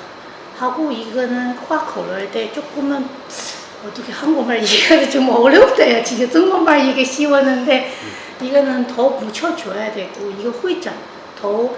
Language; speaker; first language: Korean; non-native, learner; Chinese